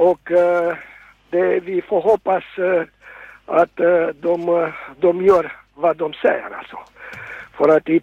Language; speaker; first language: Swedish; non-native, fluent; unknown